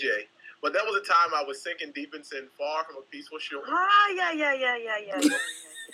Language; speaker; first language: English; native; English